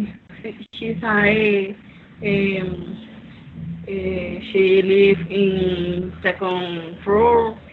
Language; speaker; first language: English; non-native, learner; Spanish